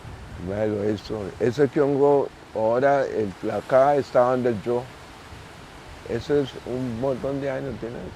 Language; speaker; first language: Spanish; non-native, local second language; English